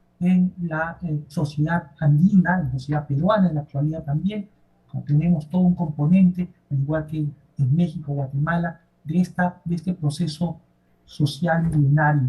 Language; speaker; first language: Spanish; native; Spanish